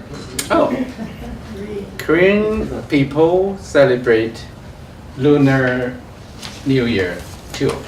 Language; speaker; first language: English; non-native, learner; Chinese